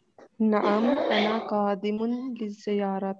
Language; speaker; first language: Arabic; non-native, learner; Urdu